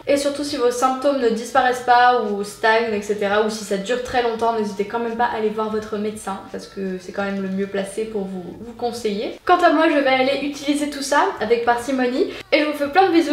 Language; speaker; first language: French; native; French